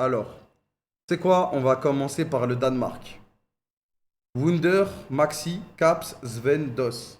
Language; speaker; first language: French; native; French